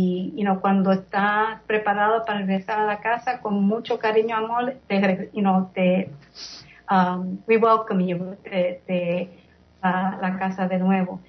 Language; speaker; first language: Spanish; early bilingual, heritage; English